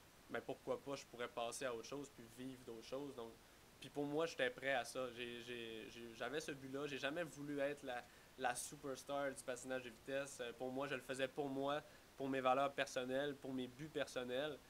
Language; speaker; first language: French; native; French